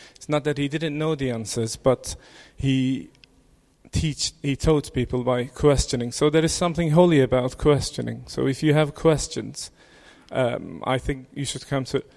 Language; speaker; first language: English; non-native, fluent; Turkish